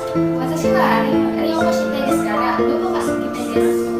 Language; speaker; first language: Japanese; non-native, learner; Indonesian